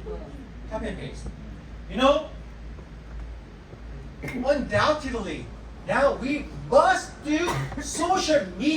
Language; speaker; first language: English; non-native, fluent; Korean